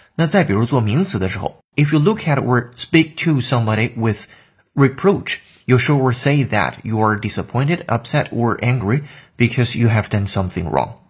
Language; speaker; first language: English; non-native, fluent; Chinese